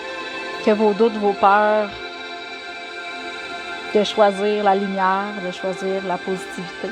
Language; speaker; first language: French; native; French